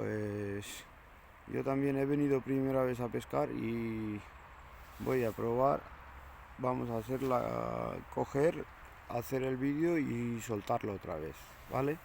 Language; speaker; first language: Spanish; non-native, fluent; Punjabi